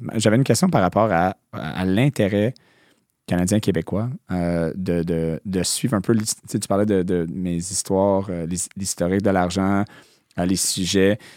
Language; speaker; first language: French; non-native, local second language; English